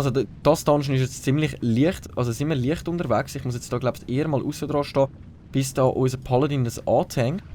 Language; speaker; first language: German; native; German